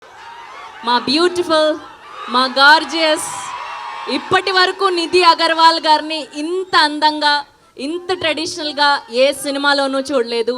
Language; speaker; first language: Telugu; native; Telugu